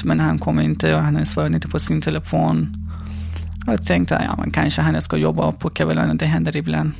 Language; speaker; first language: Swedish; non-native, learner; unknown